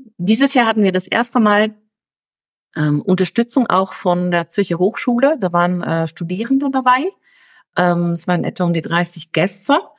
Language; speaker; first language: German; early bilingual, other home language; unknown